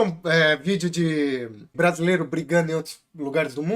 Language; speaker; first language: Portuguese; native; Portuguese